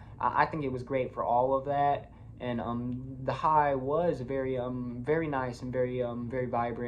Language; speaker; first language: English; native; English